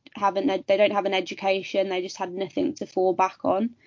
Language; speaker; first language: English; native; English